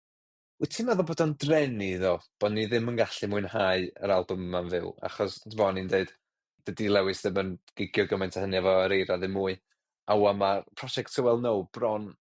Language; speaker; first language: Welsh; native; Welsh